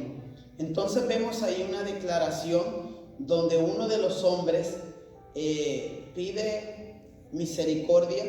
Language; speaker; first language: Spanish; native; Spanish